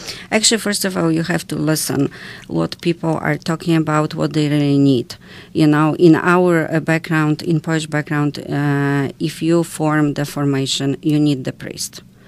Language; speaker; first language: English; non-native, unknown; Polish